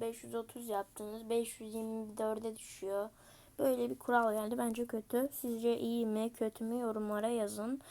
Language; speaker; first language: Turkish; native; Turkish